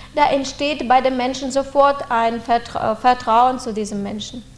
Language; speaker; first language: German; non-native, fluent; Russian